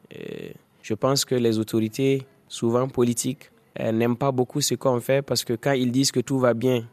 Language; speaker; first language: French; non-native, local second language; Fula